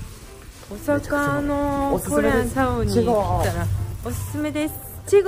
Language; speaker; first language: Japanese; non-native, learner; Korean